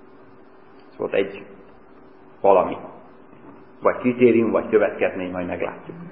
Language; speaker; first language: Hungarian; native; Hungarian